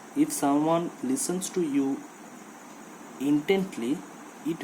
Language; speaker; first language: English; non-native, local second language; Bangla